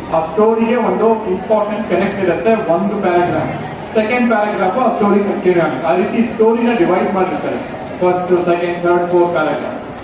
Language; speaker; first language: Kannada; non-native, local second language; Urdu